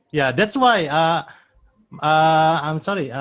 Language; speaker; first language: English; non-native, fluent; Indonesian